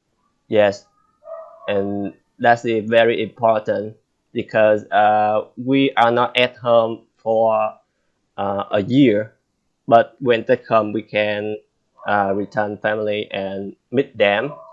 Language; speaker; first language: English; non-native, learner; Vietnamese